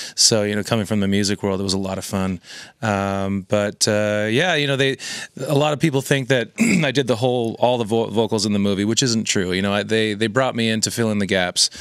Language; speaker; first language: English; native; English